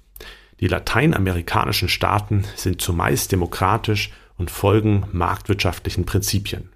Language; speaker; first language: German; native; German